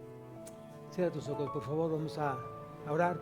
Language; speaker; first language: Spanish; native; Spanish